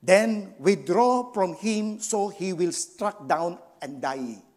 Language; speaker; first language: English; non-native, local second language; Filipino